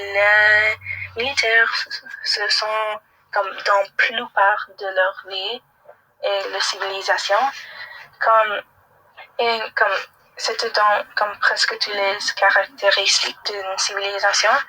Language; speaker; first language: French; non-native, learner; English